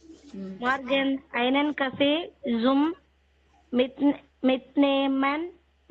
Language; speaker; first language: German; non-native, learner; Tamil